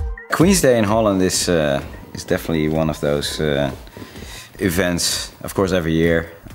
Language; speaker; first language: English; non-native, fluent; Dutch